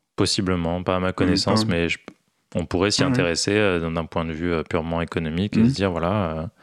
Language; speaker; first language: French; native; French